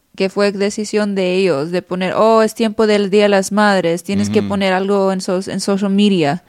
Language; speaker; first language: Spanish; early bilingual, heritage; Spanish